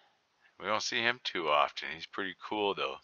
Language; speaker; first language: English; native; English